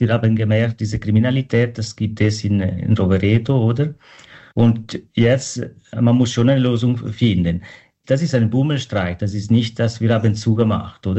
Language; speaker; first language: German; non-native, local second language; Italian